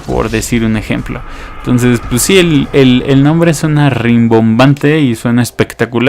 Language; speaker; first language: Spanish; native; Spanish